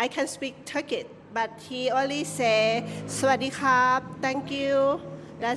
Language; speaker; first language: English; non-native, learner; Thai